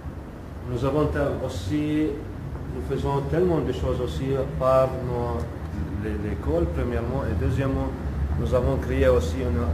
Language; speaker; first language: French; non-native, local second language; Arabic